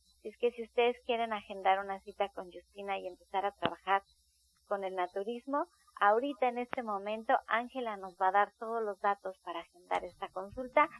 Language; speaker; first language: Spanish; native; Spanish